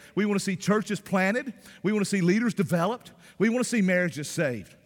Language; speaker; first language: English; native; English